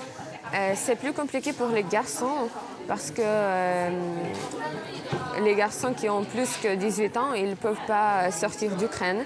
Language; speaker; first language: French; non-native, fluent; Ukrainian